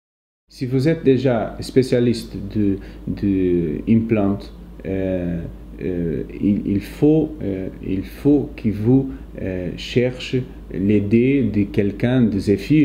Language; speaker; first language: French; non-native, fluent; Portuguese